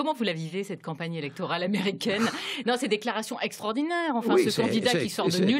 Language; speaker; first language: French; native; French